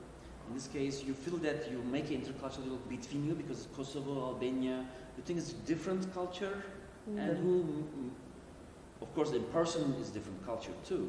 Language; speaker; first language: English; non-native, learner; Turkish